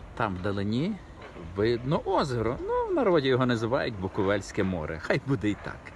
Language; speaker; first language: Ukrainian; native; Ukrainian